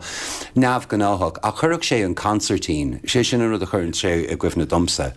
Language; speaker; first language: Irish; native; Irish